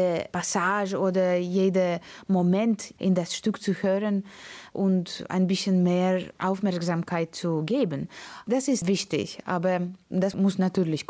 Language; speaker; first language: German; non-native, fluent; Russian